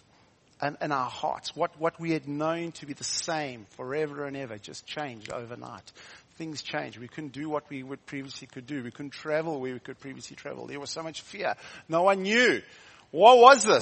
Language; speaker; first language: English; native; English